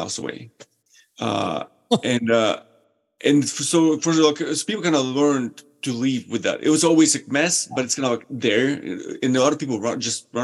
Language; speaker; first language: English; non-native, fluent; Ukrainian